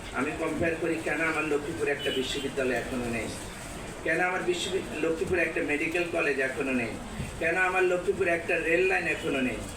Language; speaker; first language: Bangla; native; Bangla